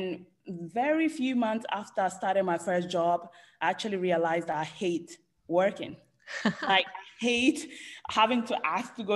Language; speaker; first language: English; non-native, fluent; Italian